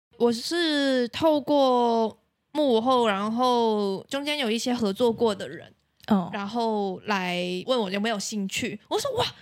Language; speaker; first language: Chinese; non-native, local second language; Cantonese